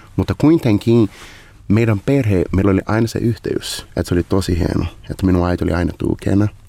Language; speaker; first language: Finnish; non-native, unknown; Portuguese